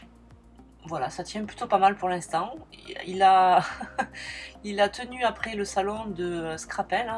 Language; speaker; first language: French; native; French